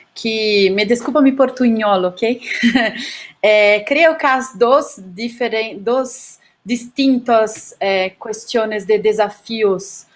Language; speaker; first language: Spanish; non-native, fluent; Portuguese